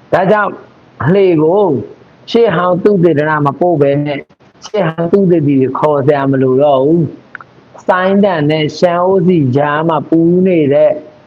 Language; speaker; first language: Burmese; non-native, local second language; Mon